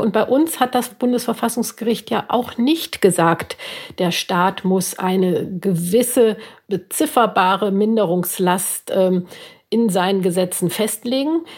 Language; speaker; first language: German; native; German